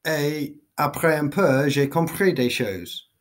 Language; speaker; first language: French; non-native, learner; English